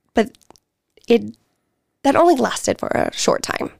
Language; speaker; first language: English; native; English